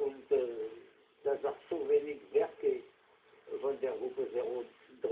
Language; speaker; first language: German; non-native, fluent; French